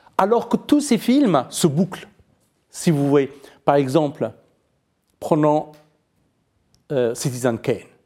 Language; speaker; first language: French; non-native, fluent; Persian